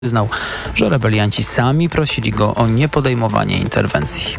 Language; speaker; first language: Polish; native; Polish